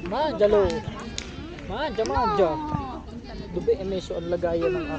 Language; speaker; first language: Italian; non-native, local second language; Filipino